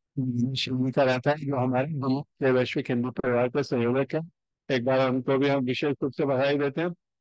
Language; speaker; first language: Hindi; native; Hindi